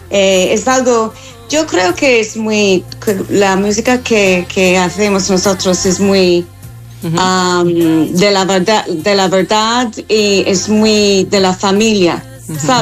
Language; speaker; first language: Spanish; non-native, fluent; English